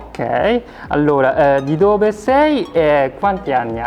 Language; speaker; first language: Italian; non-native, fluent; Japanese